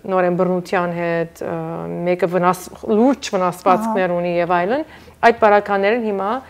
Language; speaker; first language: Armenian; early bilingual, heritage; Armenian